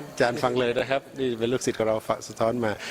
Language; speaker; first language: Thai; native; Thai